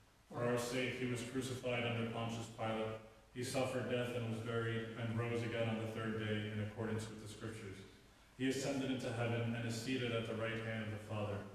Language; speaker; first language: English; native; English